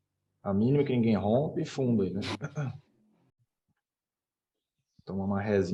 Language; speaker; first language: Portuguese; native; Portuguese